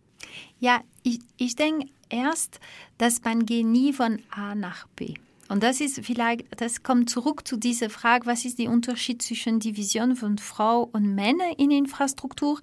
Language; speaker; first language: German; non-native, learner; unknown